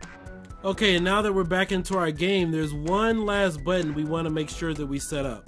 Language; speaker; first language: English; native; English